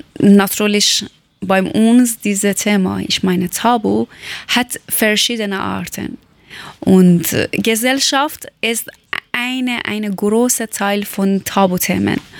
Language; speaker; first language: German; non-native, learner; Persian